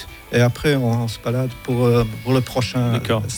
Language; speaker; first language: French; non-native, fluent; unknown